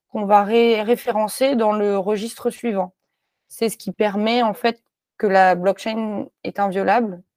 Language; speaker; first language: French; native; French